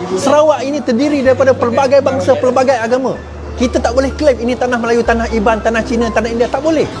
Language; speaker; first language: Malay; non-native, local second language; Chinese